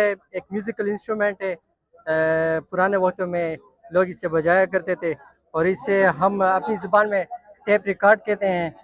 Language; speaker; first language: Hindi; non-native, local second language; Pashto